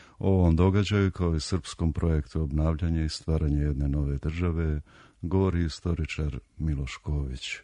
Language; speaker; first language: Serbian; native; Serbian